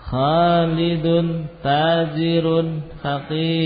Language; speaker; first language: Arabic; non-native, fluent; Indonesian